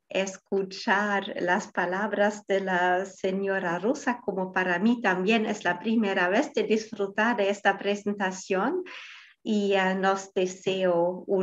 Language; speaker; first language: Spanish; non-native, fluent; German